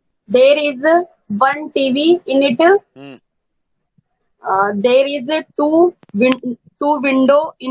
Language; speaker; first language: English; non-native, learner; Hindi